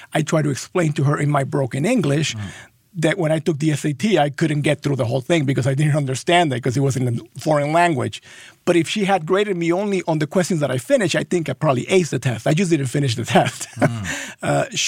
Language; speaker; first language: English; non-native, fluent; Spanish